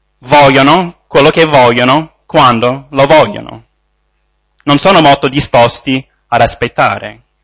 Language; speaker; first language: Italian; non-native, fluent; English